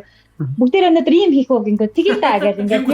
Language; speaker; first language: Mongolian; native; Mongolian